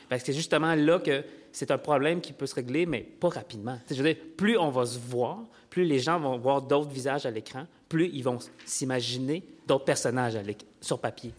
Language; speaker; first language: French; early bilingual, other home language; Vietnamese